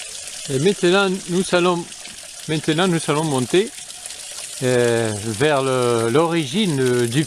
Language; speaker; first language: French; non-native, fluent; Spanish